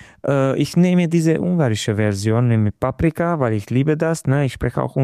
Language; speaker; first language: German; non-native, fluent; Romanian